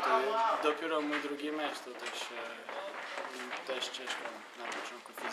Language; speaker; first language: Polish; early bilingual, heritage; Polish